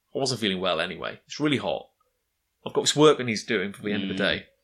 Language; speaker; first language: English; native; English